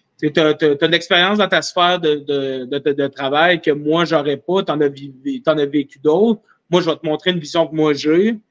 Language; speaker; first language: French; native; French